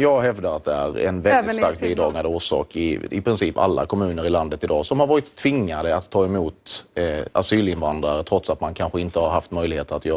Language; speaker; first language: Swedish; native; Swedish